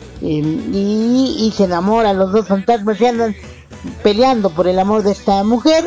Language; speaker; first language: Spanish; native; Spanish